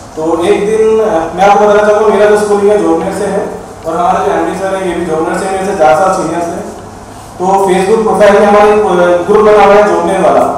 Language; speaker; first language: Hindi; native; Hindi